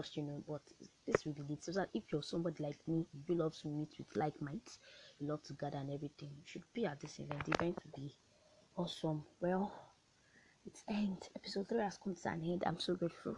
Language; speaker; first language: English; non-native, local second language; Yoruba